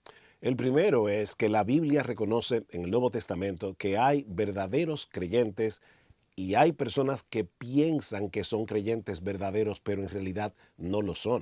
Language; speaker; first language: Spanish; native; Spanish